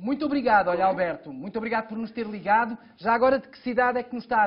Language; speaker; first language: Portuguese; native; Portuguese